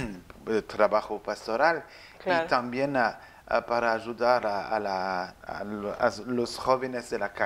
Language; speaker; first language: Spanish; non-native, learner; French